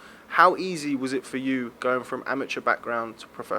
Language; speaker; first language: English; native; English